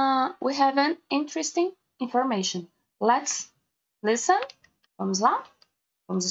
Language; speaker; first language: English; non-native, learner; Portuguese